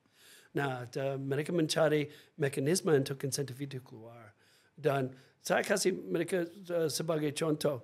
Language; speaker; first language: Indonesian; non-native, fluent; English